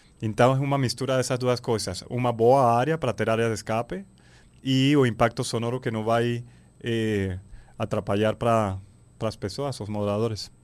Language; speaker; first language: Portuguese; non-native, fluent; Spanish